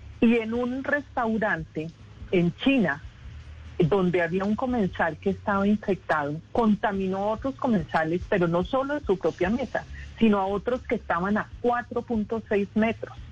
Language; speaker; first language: Spanish; native; Spanish